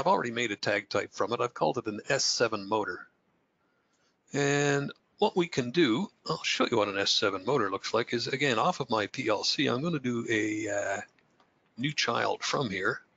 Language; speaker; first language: English; native; English